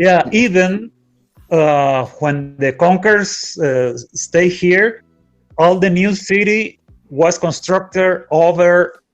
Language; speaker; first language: English; non-native, fluent; Spanish